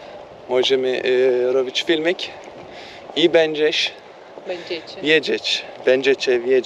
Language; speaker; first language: Polish; non-native, learner; Turkish